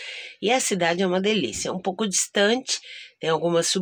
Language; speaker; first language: Portuguese; native; Portuguese